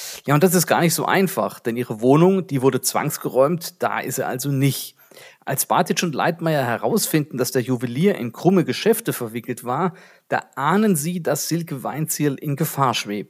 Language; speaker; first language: German; native; German